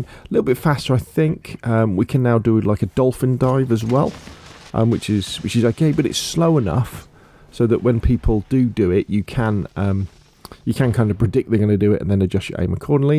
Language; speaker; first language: English; native; English